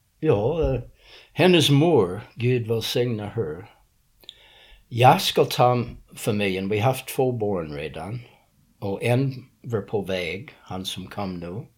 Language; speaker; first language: Swedish; non-native, fluent; English